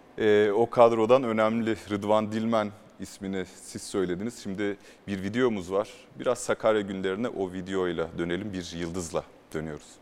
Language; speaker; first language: Turkish; native; Turkish